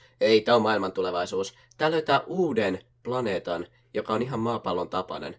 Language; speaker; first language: Finnish; native; Finnish